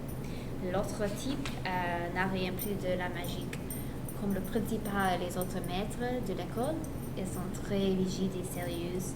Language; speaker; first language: French; non-native, learner; English